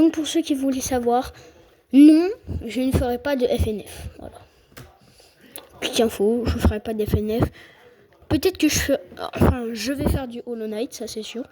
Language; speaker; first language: French; native; French